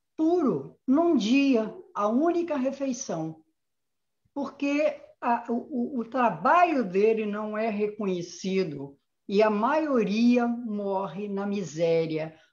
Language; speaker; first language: Portuguese; native; Portuguese